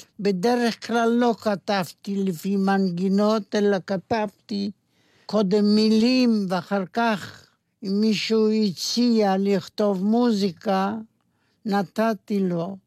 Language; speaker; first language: Hebrew; non-native, fluent; Yiddish